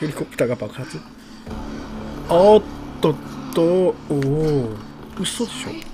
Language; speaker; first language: Japanese; native; Japanese